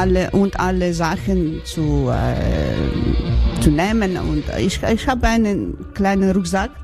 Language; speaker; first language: German; non-native, learner; Ukrainian